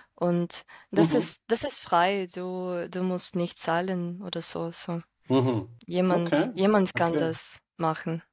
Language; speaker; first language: German; non-native, fluent; Ukrainian